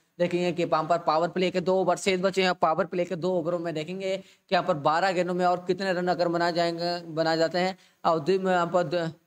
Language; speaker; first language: Hindi; native; Hindi